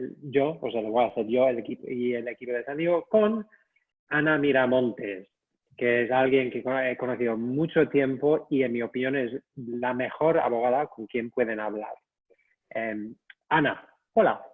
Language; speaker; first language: Spanish; non-native, fluent; English